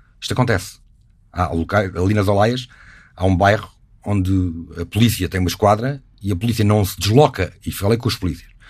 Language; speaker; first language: Portuguese; native; Portuguese